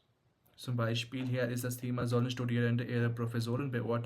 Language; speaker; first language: German; non-native, fluent; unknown